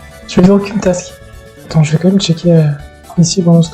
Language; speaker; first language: French; native; French